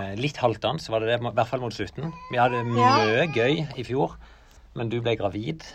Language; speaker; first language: Norwegian; native; Norwegian